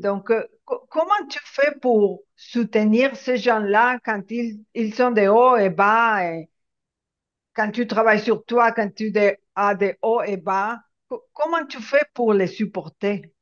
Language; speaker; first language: French; non-native, fluent; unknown